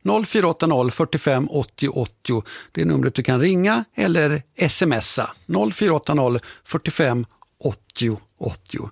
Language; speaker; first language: Swedish; native; Swedish